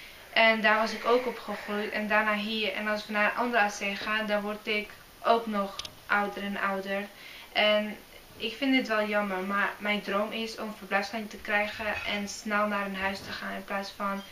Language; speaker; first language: Dutch; early bilingual, other home language; Arabic